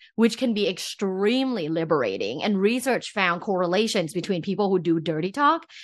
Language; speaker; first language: English; early bilingual, other home language; Thai